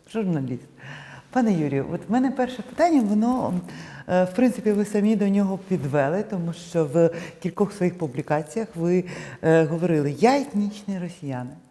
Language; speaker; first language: Ukrainian; native; Ukrainian